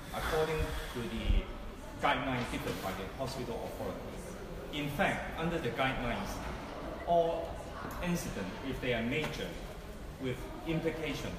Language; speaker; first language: English; non-native, local second language; Cantonese